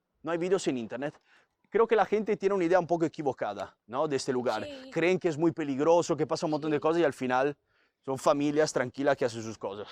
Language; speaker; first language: Spanish; non-native, fluent; Italian